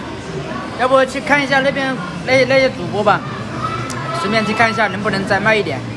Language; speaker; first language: Chinese; native; Chinese